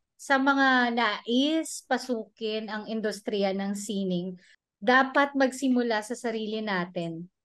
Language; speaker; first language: Filipino; non-native, local second language; Hiligaynon